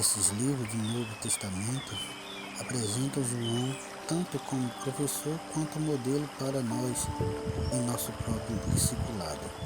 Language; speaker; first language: Portuguese; native; Portuguese